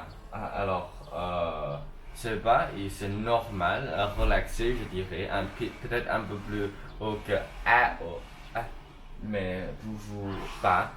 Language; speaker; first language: French; non-native, learner; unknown